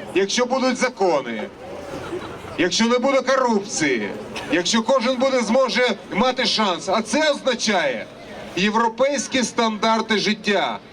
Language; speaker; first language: Ukrainian; non-native, local second language; Russian